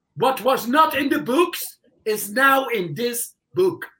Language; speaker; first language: English; non-native, fluent; Dutch